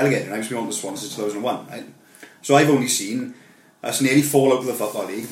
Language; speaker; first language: English; native; English